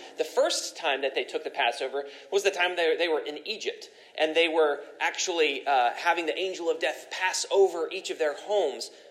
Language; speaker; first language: English; native; English